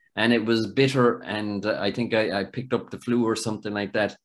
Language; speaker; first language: English; native; English